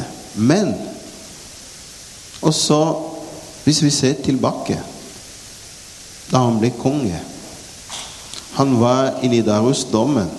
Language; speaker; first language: Norwegian; non-native, fluent; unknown